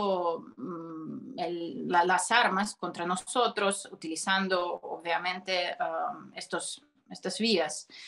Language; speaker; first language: Spanish; non-native, fluent; Russian